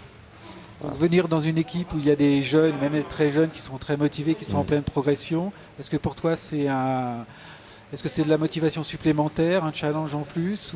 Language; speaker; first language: French; native; French